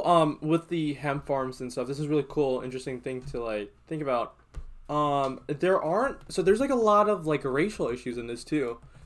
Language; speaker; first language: English; native; English